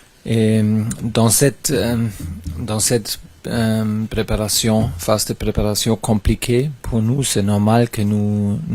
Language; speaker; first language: French; non-native, fluent; German